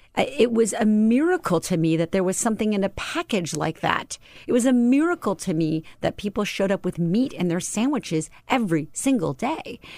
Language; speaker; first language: English; native; English